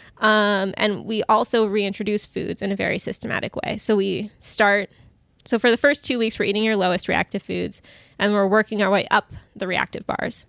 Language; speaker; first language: English; native; English